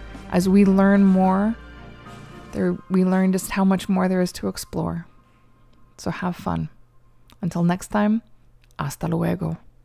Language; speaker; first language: English; native; English